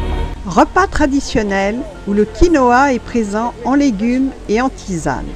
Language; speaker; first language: French; native; French